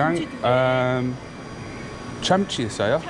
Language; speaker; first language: Korean; non-native, learner; English